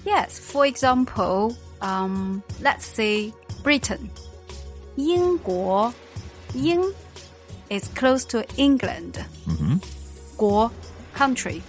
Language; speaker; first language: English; non-native, fluent; Chinese